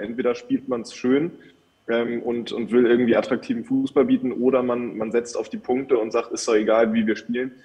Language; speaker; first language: German; native; German